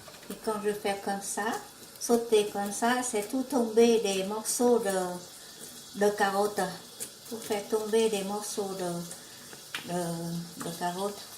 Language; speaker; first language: French; non-native, learner; Vietnamese